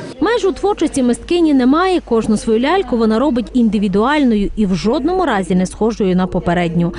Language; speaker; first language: Ukrainian; native; Ukrainian